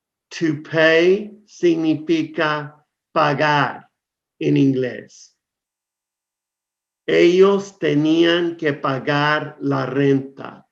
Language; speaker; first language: Spanish; non-native, fluent; English